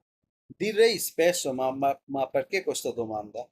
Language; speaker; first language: Italian; non-native, learner; Bangla